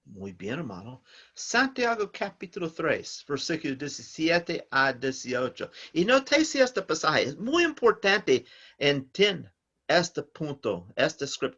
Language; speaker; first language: Spanish; non-native, learner; English